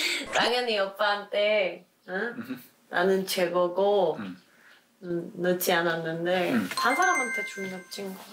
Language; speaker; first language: Korean; non-native, learner; Spanish